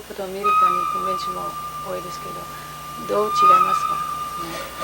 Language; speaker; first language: Japanese; non-native, learner; English